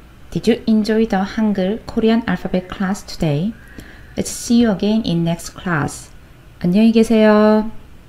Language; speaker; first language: English; non-native, fluent; Korean